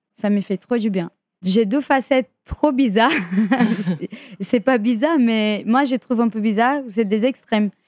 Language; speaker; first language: French; non-native, fluent; Portuguese